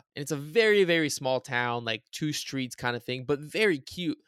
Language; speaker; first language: English; native; English